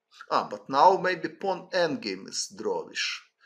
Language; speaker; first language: English; non-native, fluent; Ukrainian